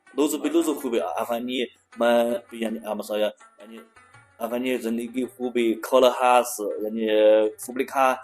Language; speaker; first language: Persian; non-native, learner; Chinese